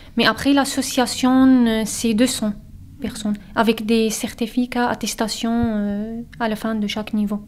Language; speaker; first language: French; non-native, fluent; Arabic